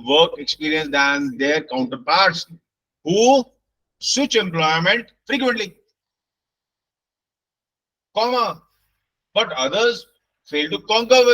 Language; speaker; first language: English; non-native, local second language; Hindi